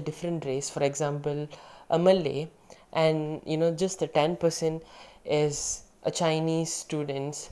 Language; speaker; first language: English; non-native, local second language; Tamil